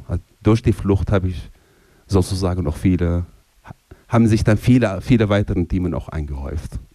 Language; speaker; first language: German; non-native, fluent; Arabic